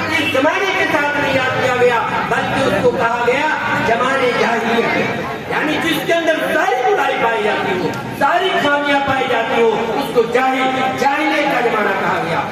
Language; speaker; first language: Urdu; native; Urdu